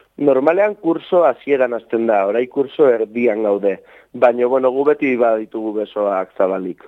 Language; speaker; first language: Basque; native; Basque